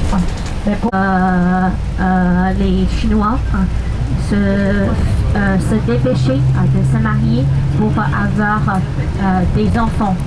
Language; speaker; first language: French; non-native, fluent; Chinese